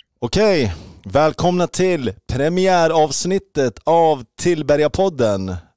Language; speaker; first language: Swedish; native; Swedish